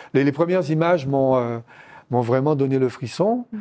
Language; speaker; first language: French; native; French